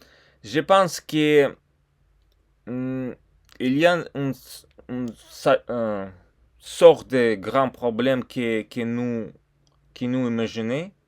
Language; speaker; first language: French; non-native, learner; Russian